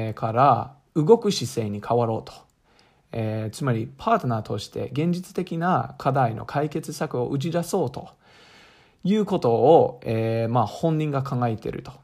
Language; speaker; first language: Japanese; non-native, fluent; English